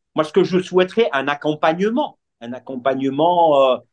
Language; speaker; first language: French; non-native, local second language; Arabic